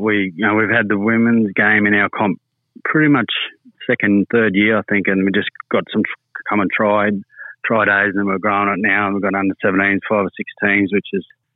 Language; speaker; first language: English; native; English